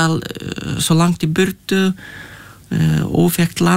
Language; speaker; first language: Icelandic; non-native, fluent; Lithuanian